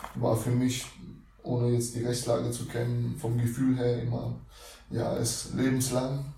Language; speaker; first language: German; early bilingual, other home language; Russian